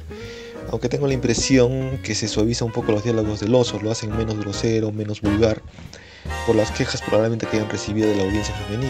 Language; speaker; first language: Spanish; native; Spanish